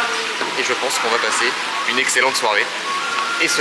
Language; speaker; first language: French; native; French